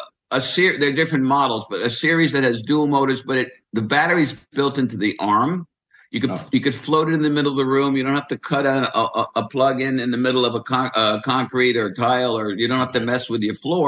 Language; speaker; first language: English; native; English